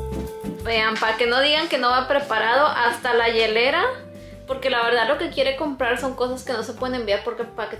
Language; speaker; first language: Spanish; native; Spanish